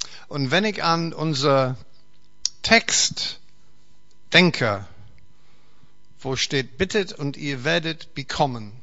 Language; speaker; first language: German; non-native, fluent; English